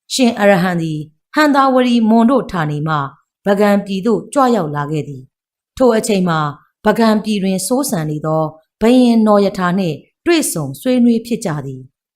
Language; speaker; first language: Burmese; native; Burmese